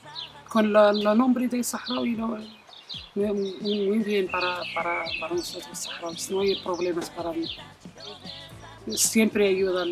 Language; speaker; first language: Spanish; non-native, learner; Arabic